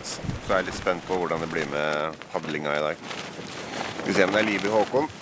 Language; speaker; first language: Norwegian; native; Norwegian